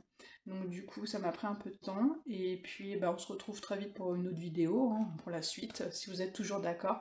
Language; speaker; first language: French; native; French